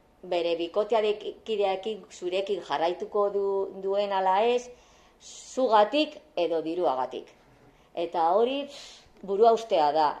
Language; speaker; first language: Basque; non-native, local second language; Spanish